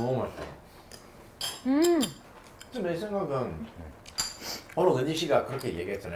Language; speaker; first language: Korean; non-native, learner; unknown